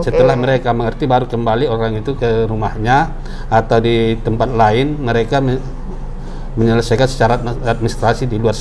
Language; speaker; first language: Indonesian; native; Indonesian